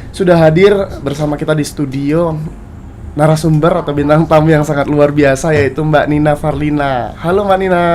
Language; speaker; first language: Indonesian; native; Indonesian